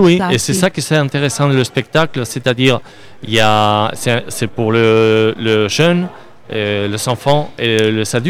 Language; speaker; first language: French; non-native, learner; Spanish